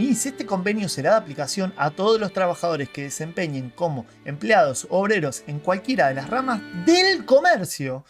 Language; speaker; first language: Spanish; native; Spanish